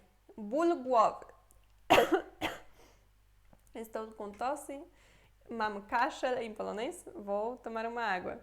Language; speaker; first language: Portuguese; non-native, fluent; Polish